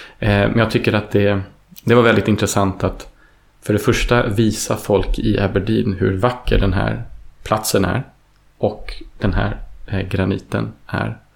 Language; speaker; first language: Swedish; early bilingual, heritage; Swedish